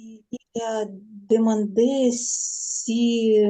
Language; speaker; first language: French; non-native, learner; Ukrainian